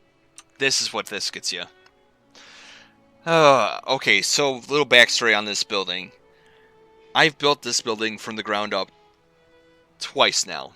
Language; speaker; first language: English; native; English